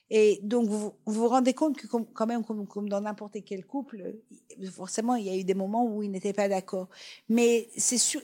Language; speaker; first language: French; non-native, fluent; Persian